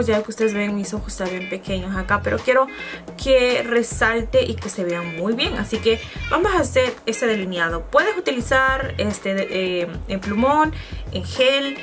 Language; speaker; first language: Spanish; native; Spanish